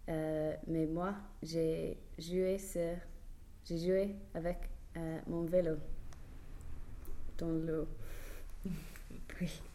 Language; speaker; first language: French; non-native, learner; English